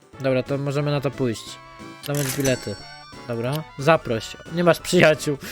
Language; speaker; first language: Polish; native; Polish